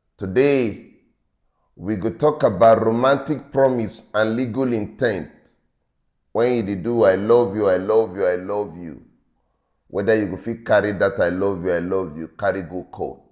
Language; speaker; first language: Nigerian Pidgin; native; Nigerian Pidgin